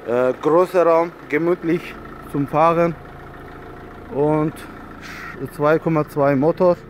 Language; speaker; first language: German; non-native, learner; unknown